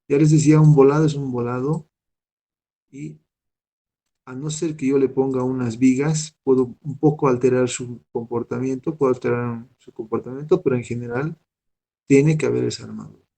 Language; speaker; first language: Spanish; native; Spanish